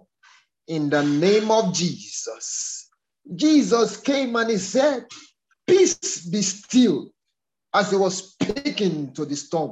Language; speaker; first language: English; non-native, local second language; Yoruba